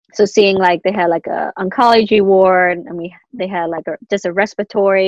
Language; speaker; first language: English; native; English